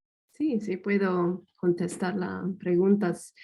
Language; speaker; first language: Spanish; non-native, fluent; English